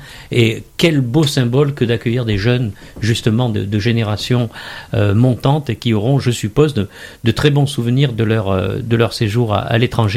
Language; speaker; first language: French; native; French